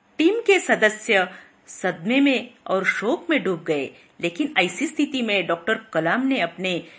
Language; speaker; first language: Hindi; non-native, local second language; Marathi